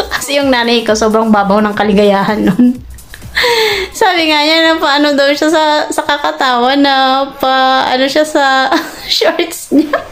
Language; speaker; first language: Filipino; non-native, local second language; Cebuano